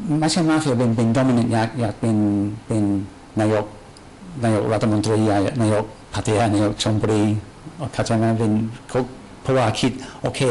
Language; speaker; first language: Thai; non-native, learner; English